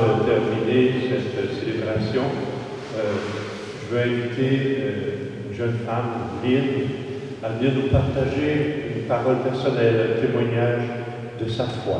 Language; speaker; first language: French; native; French